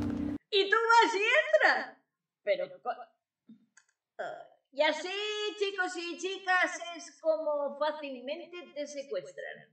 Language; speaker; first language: Spanish; native; Spanish